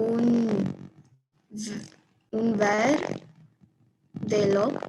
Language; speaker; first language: French; non-native, learner; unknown